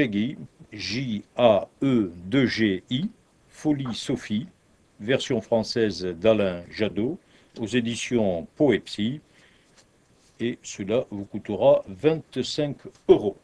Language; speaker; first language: French; native; French